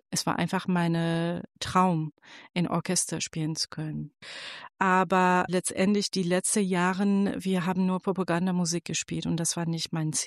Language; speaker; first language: German; non-native, fluent; Persian